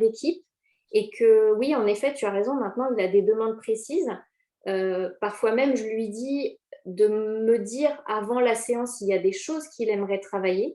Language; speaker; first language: French; native; French